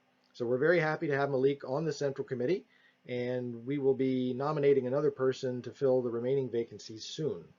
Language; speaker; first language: English; native; English